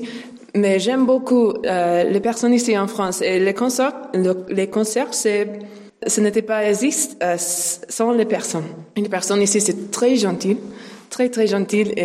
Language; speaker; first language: French; non-native, learner; English